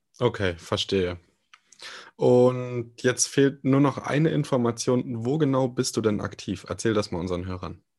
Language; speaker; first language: German; native; German